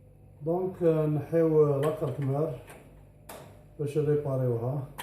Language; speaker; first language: Arabic; native; Arabic